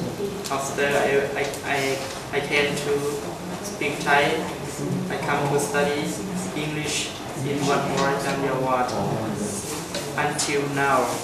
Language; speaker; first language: English; non-native, learner; Khmer